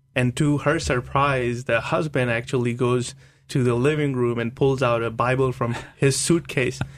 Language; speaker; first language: English; non-native, local second language; Hindi